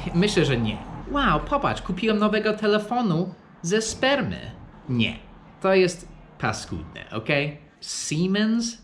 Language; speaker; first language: Polish; non-native, fluent; English